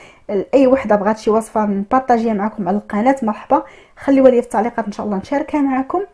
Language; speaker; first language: Arabic; native; Arabic